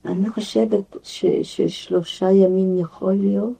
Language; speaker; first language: Hebrew; non-native, fluent; Yiddish